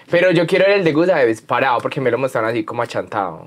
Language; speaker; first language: Spanish; native; Spanish